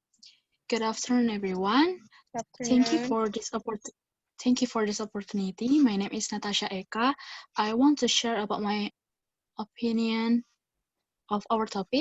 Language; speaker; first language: English; non-native, learner; Indonesian